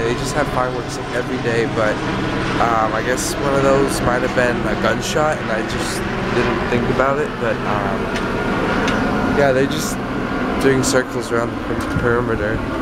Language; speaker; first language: English; early bilingual, other home language; Spanish